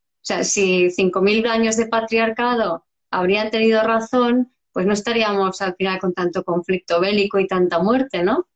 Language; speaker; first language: Spanish; native; Spanish